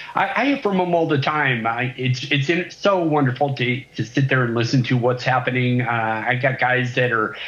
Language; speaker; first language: English; native; English